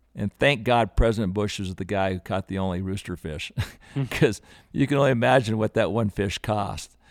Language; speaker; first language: English; native; English